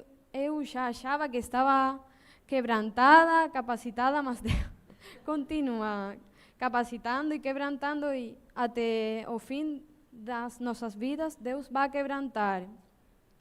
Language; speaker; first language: Portuguese; non-native, learner; Spanish